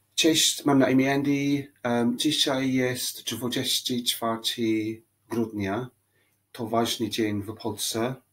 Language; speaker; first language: Polish; non-native, learner; English